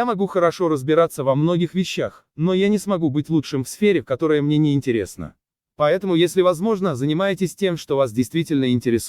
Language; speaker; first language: Russian; native; Russian